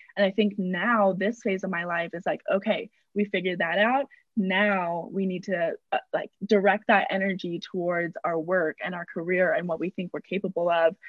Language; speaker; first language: English; native; English